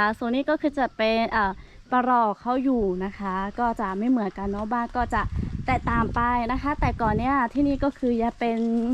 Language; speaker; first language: Thai; non-native, local second language; Lahu